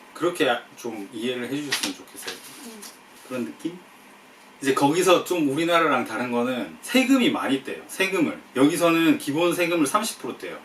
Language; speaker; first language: Korean; native; Korean